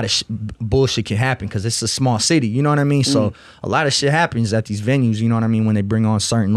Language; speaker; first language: English; non-native, fluent; Russian